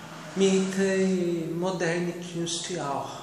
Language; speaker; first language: German; non-native, learner; Portuguese